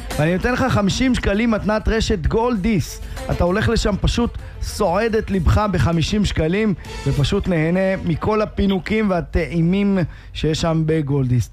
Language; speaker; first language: Hebrew; native; Hebrew